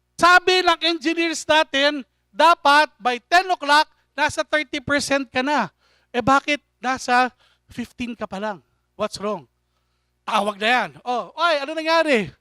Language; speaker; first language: Filipino; native; Filipino